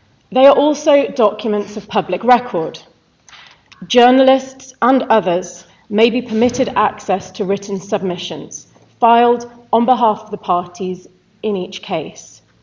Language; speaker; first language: English; native; English